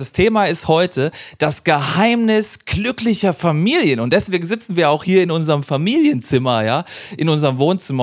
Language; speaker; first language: German; native; German